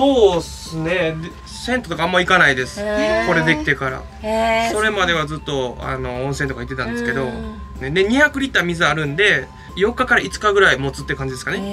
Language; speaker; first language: Japanese; native; Japanese